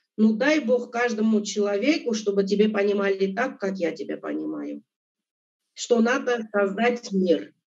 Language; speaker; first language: Russian; non-native, local second language; Armenian